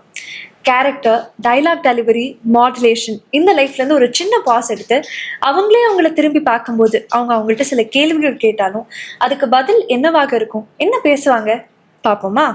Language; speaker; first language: Tamil; native; Tamil